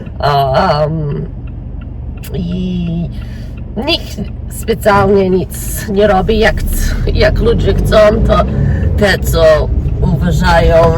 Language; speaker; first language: Polish; early bilingual, heritage; English